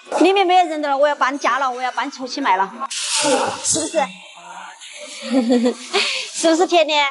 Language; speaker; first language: Chinese; native; Chinese